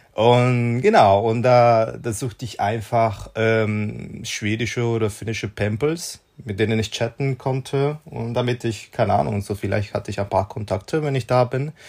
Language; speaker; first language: German; non-native, fluent; Spanish